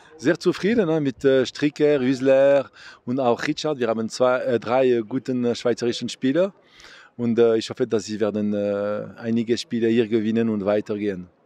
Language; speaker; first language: German; non-native, local second language; French